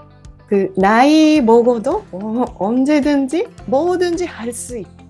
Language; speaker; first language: Korean; non-native, fluent; Japanese